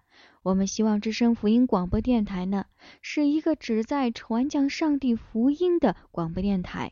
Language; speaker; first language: Chinese; native; Chinese